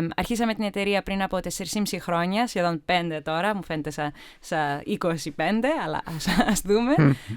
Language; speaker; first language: Greek; early bilingual, heritage; Greek